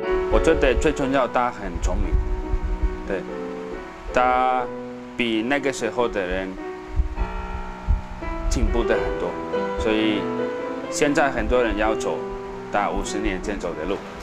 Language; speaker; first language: Chinese; non-native, fluent; Spanish